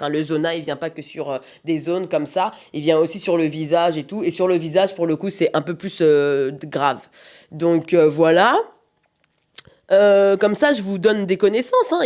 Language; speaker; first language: French; native; French